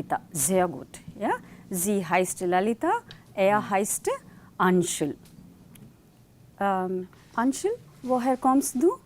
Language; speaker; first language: German; non-native, fluent; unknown